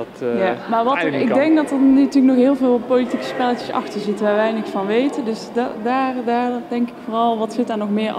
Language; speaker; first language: Dutch; native; Dutch